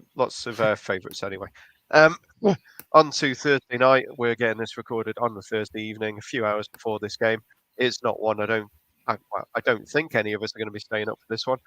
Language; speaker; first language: English; native; English